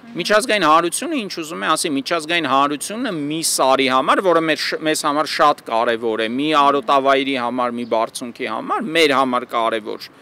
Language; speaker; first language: Armenian; native; Armenian